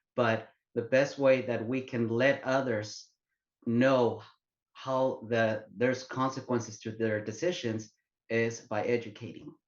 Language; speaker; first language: English; non-native, fluent; Spanish